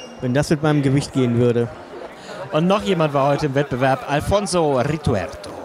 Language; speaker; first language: German; native; German